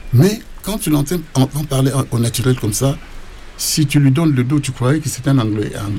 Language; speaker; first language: French; non-native, local second language; Lingala